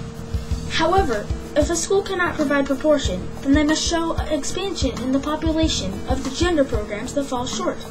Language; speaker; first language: English; native; English